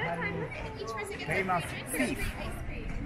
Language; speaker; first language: English; non-native, learner; Japanese